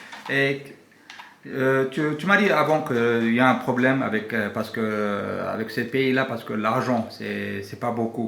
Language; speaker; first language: French; non-native, learner; English